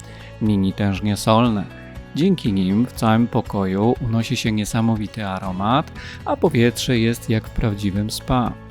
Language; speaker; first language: Polish; native; Polish